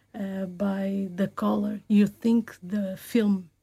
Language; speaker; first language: English; non-native, learner; Portuguese